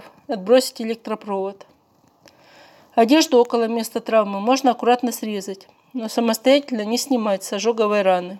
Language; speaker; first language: Russian; native; Russian